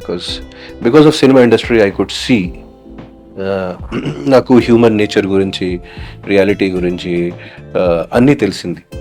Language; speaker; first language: Telugu; non-native, fluent; Hindi